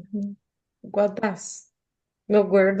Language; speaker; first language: English; non-native, learner; Spanish